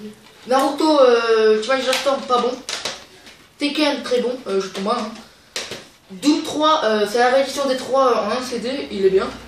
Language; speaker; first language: French; native; French